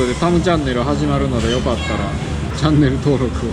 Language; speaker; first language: Japanese; native; Japanese